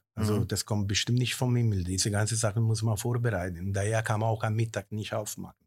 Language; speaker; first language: German; non-native, fluent; Italian